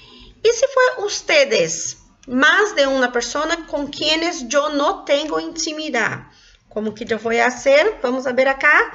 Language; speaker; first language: Spanish; non-native, local second language; Portuguese